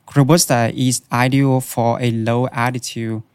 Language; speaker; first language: English; non-native, fluent; Vietnamese